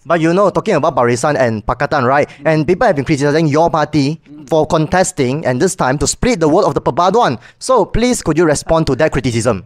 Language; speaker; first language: English; non-native, local second language; Chinese